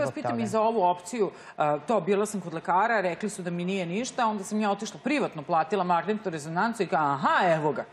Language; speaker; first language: Serbian; native; Serbian